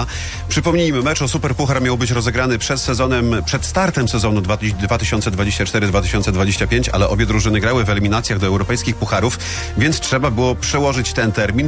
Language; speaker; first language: Polish; native; Polish